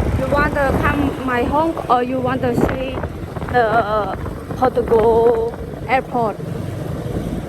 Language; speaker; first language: English; non-native, learner; Khmer